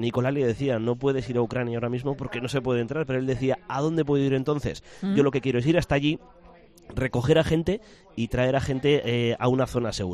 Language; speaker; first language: Spanish; native; Spanish